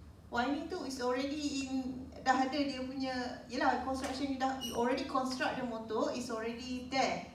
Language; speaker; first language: English; non-native, local second language; Malay